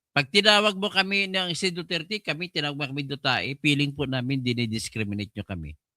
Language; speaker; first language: Filipino; non-native, local second language; Cebuano